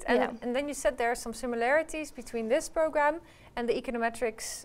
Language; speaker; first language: English; non-native, fluent; German